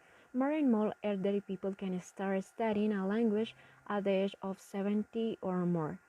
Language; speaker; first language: English; non-native, learner; Spanish